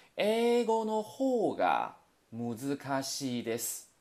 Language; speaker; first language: Japanese; non-native, fluent; Chinese